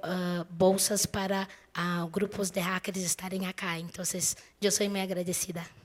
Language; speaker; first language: Spanish; non-native, fluent; Portuguese